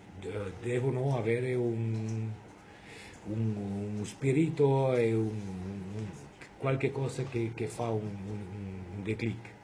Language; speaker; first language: Italian; non-native, fluent; French